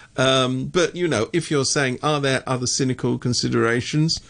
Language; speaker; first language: English; native; English